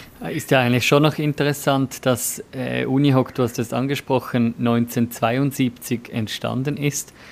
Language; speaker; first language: German; native; German